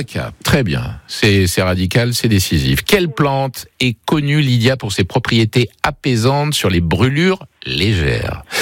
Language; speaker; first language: French; native; French